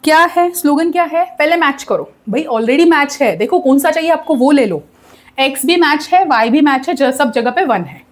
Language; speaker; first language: Hindi; non-native, local second language; Marathi